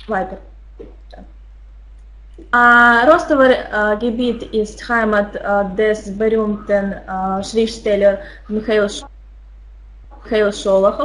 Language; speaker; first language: German; non-native, learner; Russian